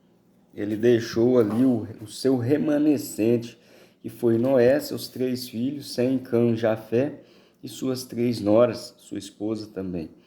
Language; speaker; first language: Portuguese; native; Portuguese